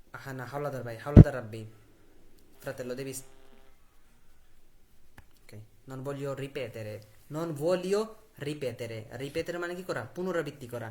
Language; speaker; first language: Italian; non-native, fluent; Bangla